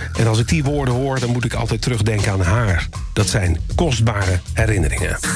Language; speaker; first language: Dutch; native; Dutch